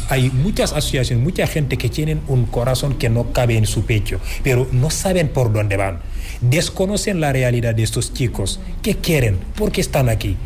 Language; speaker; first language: Spanish; non-native, fluent; Wolof